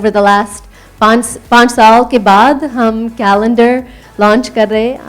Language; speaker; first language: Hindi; non-native, learner; English